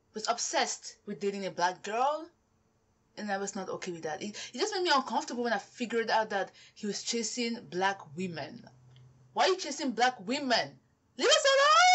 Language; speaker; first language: English; non-native, local second language; French